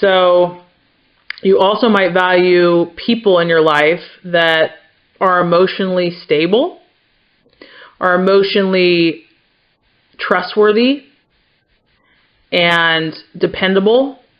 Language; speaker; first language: English; native; English